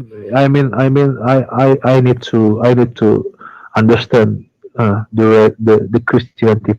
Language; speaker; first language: English; non-native, learner; Indonesian